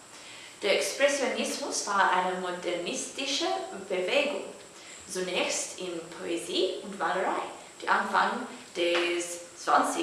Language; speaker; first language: German; non-native, learner; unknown